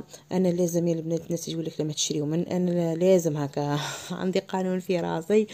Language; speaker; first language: Arabic; native; Arabic